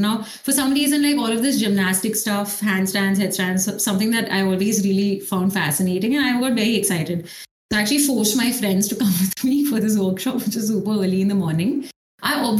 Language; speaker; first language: English; non-native, local second language; Hindi